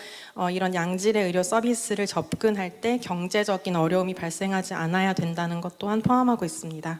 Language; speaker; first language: Korean; native; Korean